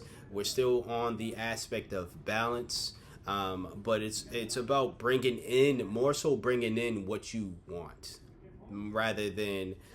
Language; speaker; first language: English; native; English